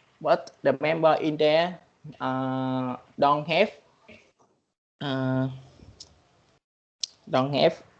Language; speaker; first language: English; non-native, learner; Vietnamese